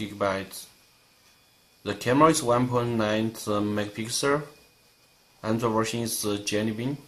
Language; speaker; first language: English; non-native, learner; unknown